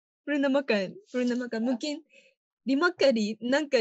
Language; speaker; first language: Indonesian; non-native, learner; Japanese